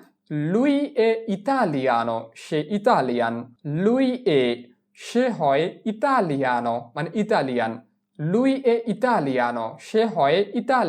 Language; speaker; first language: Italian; non-native, fluent; Bangla